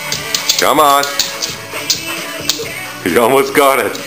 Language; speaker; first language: English; native; English